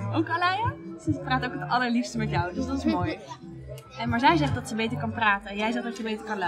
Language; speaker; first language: Dutch; native; Dutch